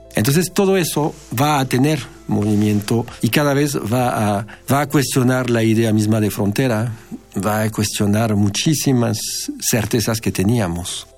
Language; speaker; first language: Spanish; non-native, fluent; French